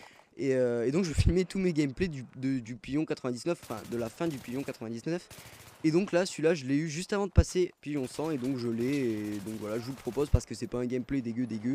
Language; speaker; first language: French; native; French